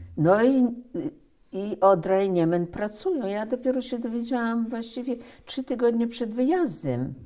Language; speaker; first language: Polish; early bilingual, heritage; Polish